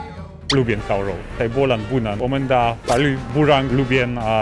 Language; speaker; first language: Chinese; non-native, fluent; Polish